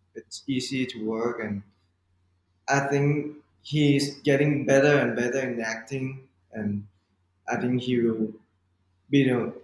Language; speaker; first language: English; non-native, learner; Thai